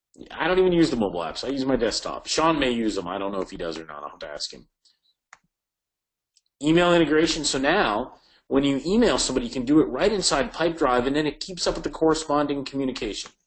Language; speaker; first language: English; native; English